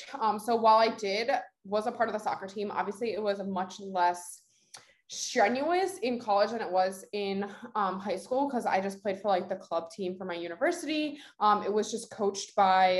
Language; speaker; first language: English; native; English